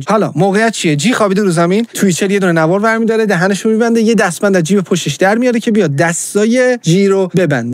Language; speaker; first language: Persian; native; Persian